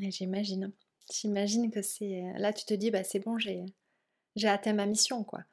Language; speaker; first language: French; native; French